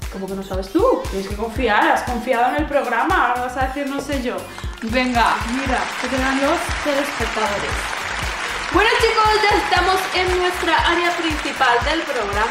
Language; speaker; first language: Spanish; native; Spanish